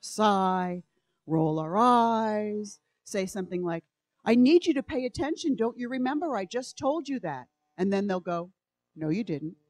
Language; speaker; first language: English; native; English